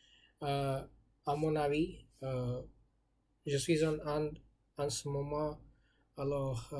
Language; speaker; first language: French; non-native, learner; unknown